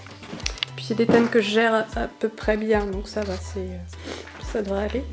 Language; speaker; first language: French; native; French